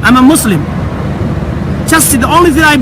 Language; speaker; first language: English; non-native, fluent; Somali